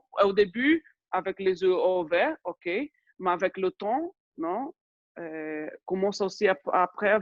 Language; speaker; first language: French; non-native, fluent; Portuguese